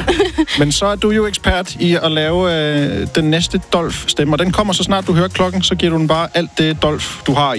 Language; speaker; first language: Danish; native; Danish